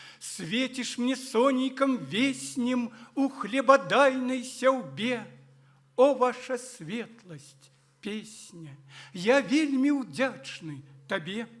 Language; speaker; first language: Belarusian; native; Belarusian